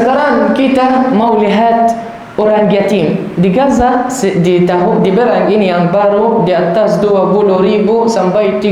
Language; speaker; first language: Indonesian; non-native, learner; Arabic